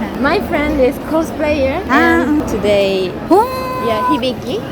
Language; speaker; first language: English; non-native, learner; Japanese